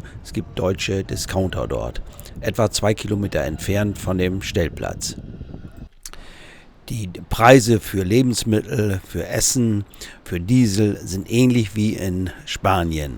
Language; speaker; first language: German; native; German